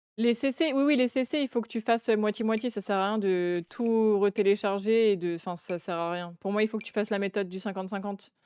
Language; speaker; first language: French; native; French